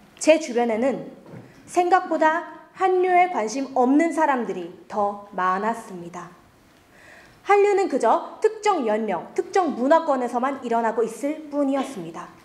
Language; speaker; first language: Korean; early bilingual, other home language; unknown